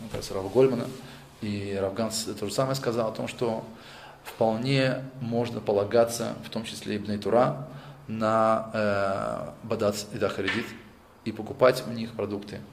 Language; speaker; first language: Russian; native; Russian